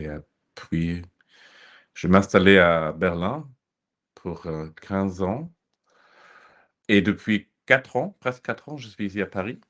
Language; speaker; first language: French; non-native, fluent; German